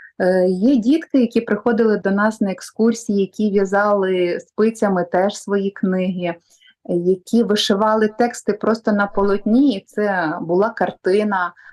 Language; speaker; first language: Ukrainian; native; Ukrainian